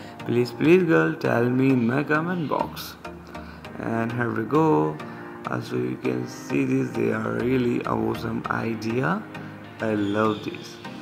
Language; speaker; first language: English; non-native, learner; Urdu